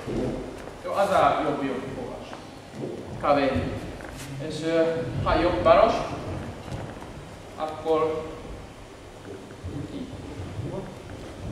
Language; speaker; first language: Hungarian; non-native, learner; Japanese